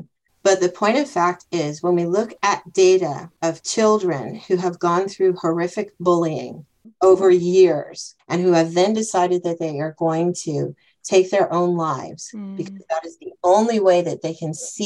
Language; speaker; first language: English; native; English